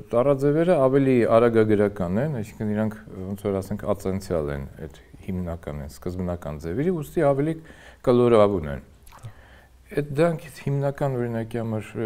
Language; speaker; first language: Armenian; native; Armenian